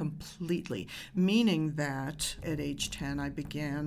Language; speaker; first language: English; native; English